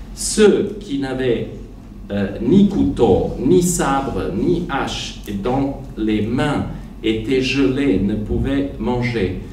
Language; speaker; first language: French; non-native, fluent; Serbian